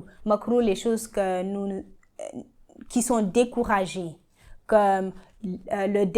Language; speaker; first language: French; non-native, learner; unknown